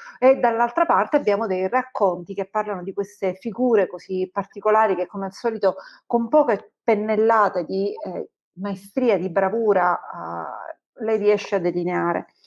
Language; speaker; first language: Italian; native; Italian